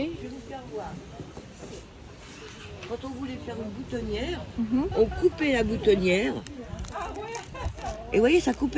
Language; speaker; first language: French; native; French